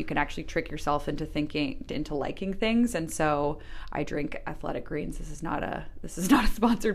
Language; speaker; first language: English; native; English